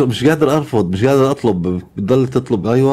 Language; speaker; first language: Arabic; native; Arabic